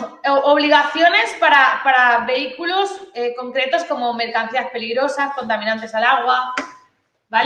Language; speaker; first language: Spanish; native; Spanish